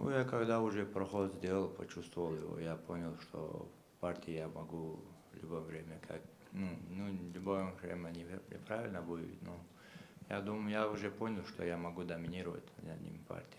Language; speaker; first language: Russian; non-native, local second language; Chechen